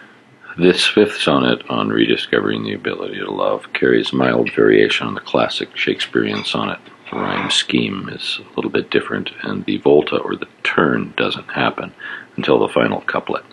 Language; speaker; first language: English; native; English